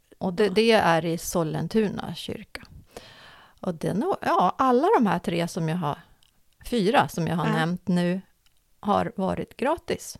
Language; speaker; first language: Swedish; native; Swedish